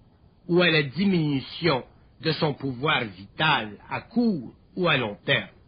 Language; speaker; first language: French; native; French